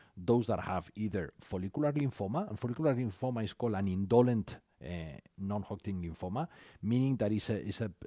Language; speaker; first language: English; non-native, fluent; Spanish